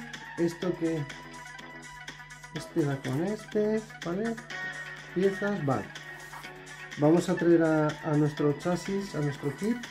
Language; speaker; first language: Spanish; native; Spanish